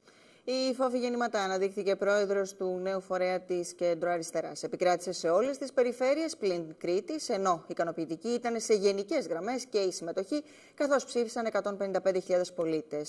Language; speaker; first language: Greek; native; Greek